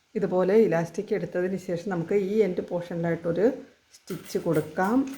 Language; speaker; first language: Malayalam; native; Malayalam